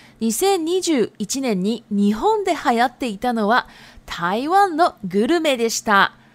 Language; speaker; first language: Japanese; non-native, fluent; Chinese